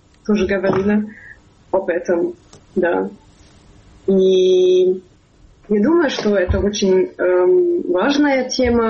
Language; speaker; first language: Russian; non-native, fluent; German